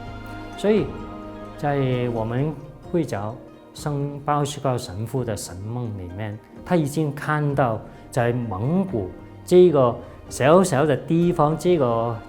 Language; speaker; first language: Chinese; non-native, local second language; Cantonese